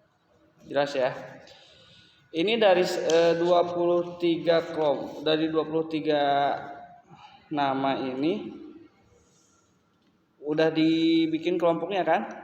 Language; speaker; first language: Indonesian; native; Indonesian